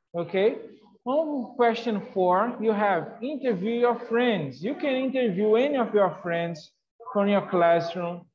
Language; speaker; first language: English; non-native, fluent; Portuguese